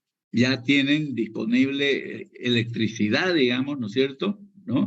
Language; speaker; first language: Spanish; native; Spanish